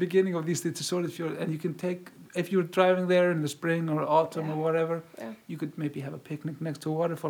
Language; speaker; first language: English; non-native, fluent; Icelandic